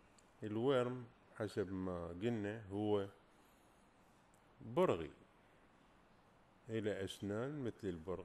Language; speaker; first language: Arabic; native; Arabic